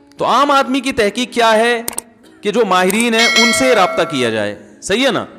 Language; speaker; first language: Urdu; native; Urdu